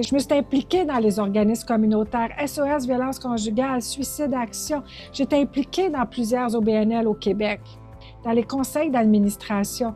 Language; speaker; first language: French; native; French